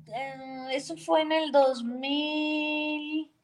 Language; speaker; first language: Spanish; native; Spanish